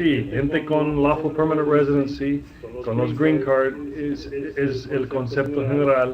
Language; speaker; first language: Spanish; non-native, fluent; English